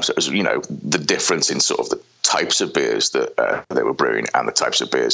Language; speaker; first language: English; native; English